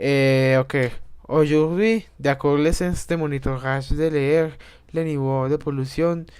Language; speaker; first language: French; non-native, learner; Spanish